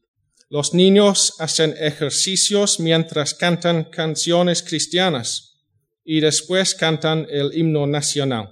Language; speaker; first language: Spanish; non-native, fluent; English